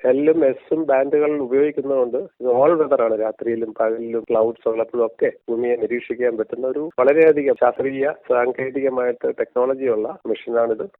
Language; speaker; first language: Malayalam; native; Malayalam